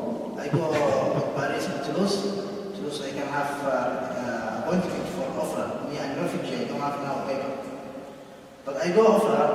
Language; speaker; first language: English; non-native, learner; Somali